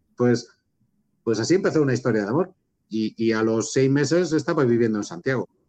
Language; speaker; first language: Spanish; native; Spanish